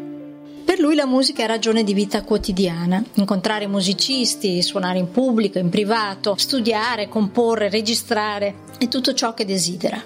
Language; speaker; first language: Italian; native; Italian